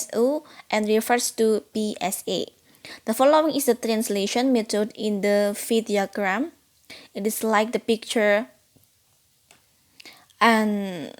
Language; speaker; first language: English; non-native, learner; Indonesian